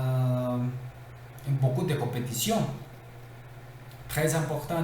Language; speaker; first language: French; non-native, learner; Spanish